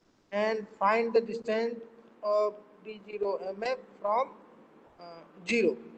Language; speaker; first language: English; non-native, local second language; Hindi